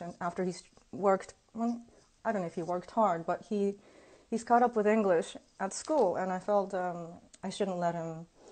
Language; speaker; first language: English; early bilingual, other home language; Japanese